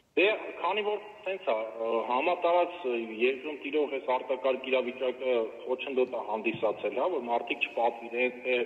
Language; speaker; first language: Armenian; native; Armenian